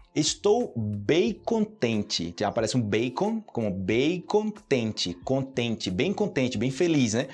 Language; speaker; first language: Portuguese; native; Portuguese